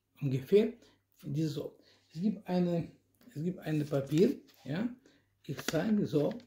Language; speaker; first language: German; non-native, learner; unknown